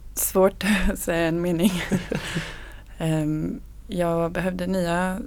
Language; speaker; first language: Swedish; native; Swedish